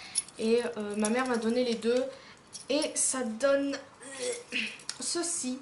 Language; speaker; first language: French; native; French